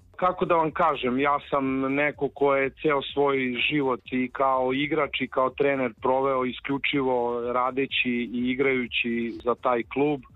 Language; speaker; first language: Serbian; native; Serbian